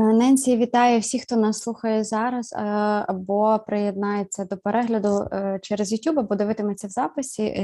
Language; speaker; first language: Ukrainian; native; Ukrainian